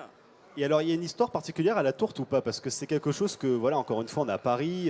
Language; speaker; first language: French; native; French